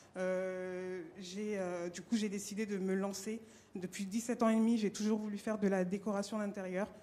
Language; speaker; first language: French; native; French